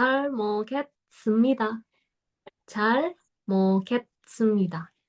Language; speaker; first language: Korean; non-native, fluent; Indonesian